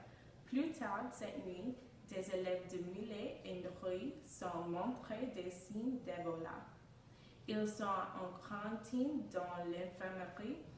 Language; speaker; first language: French; non-native, learner; English